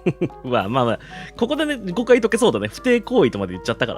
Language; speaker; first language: Japanese; native; Japanese